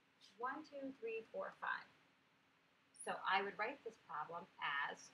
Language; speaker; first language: English; native; English